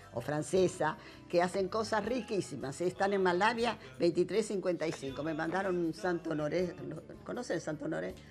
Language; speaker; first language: Spanish; native; Spanish